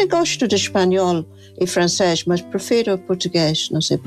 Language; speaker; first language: Portuguese; non-native, fluent; English